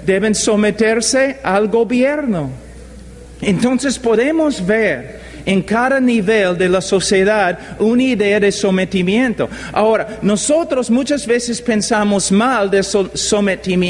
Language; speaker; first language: Spanish; non-native, fluent; English